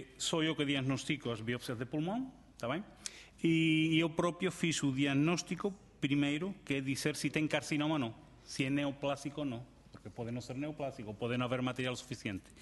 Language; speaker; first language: Portuguese; non-native, fluent; Spanish